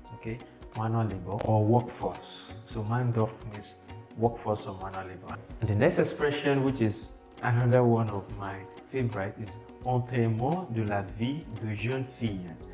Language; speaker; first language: English; non-native, local second language; Yoruba